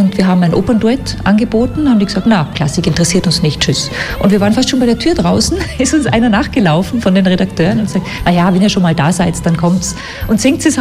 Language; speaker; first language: German; native; German